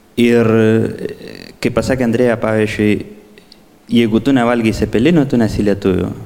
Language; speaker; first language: Lithuanian; early bilingual, heritage; Lithuanian